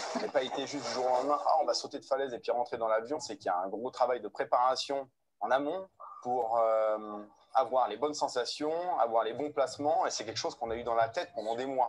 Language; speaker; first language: French; native; French